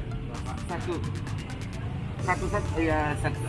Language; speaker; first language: Indonesian; non-native, learner; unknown